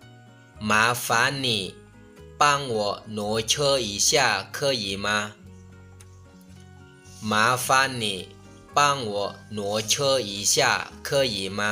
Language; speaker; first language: Chinese; non-native, fluent; Lao